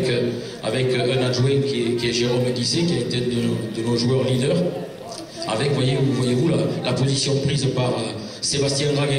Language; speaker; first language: French; native; French